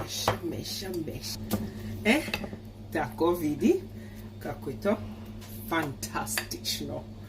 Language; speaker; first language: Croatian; early bilingual, heritage; Serbian